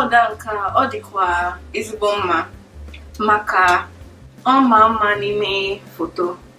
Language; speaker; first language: Igbo; early bilingual, heritage; English